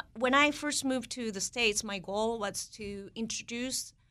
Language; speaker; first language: English; non-native, fluent; Japanese